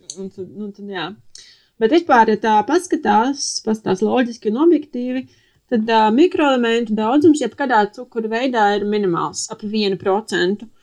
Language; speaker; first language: Latvian; non-native, local second language; Russian